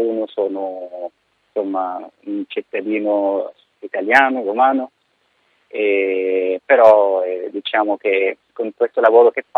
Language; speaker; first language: Italian; non-native, fluent; Arabic